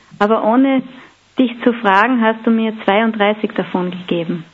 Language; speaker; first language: German; native; German